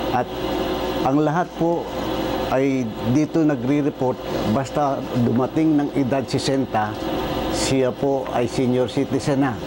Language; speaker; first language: Filipino; native; Filipino